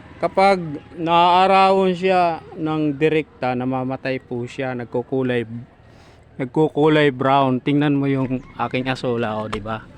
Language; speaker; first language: Filipino; non-native, local second language; Waray